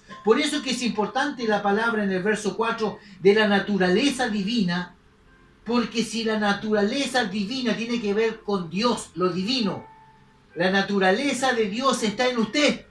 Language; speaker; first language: Spanish; native; Spanish